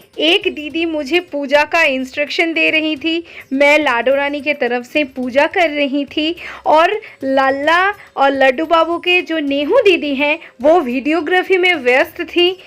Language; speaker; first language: Hindi; non-native, local second language; Bangla